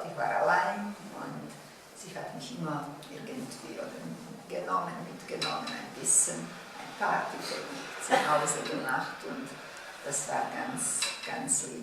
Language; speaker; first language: German; non-native, fluent; Bosnian